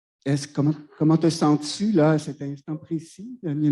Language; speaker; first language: French; native; French